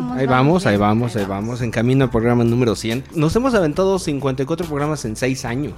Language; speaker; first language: Spanish; native; Spanish